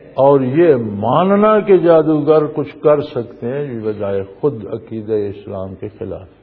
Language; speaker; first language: Urdu; non-native, local second language; Punjabi